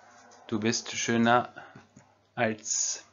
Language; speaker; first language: German; non-native, fluent; French